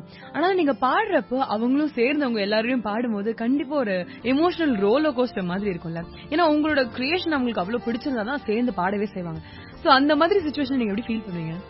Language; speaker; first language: Tamil; native; Tamil